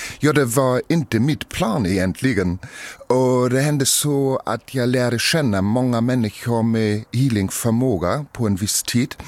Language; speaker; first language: Swedish; non-native, fluent; German